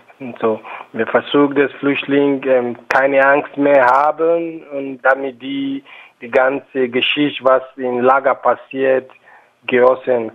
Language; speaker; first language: German; non-native, fluent; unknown